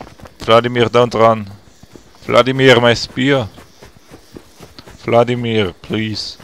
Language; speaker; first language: English; non-native, fluent; German